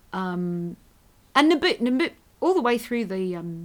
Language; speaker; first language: English; native; English